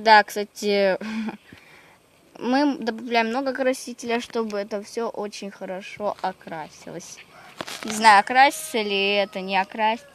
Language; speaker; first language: Russian; native; Russian